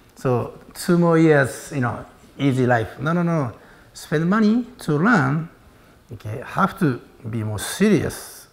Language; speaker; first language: English; non-native, learner; Japanese